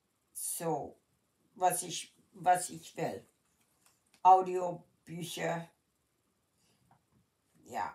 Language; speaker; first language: German; early bilingual, heritage; German